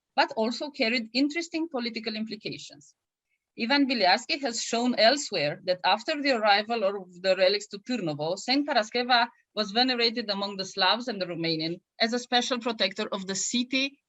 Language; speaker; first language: English; non-native, fluent; Romanian